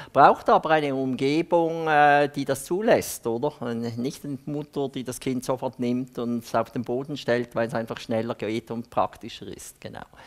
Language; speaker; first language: German; native; German